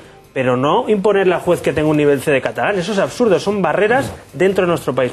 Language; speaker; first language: Spanish; native; Spanish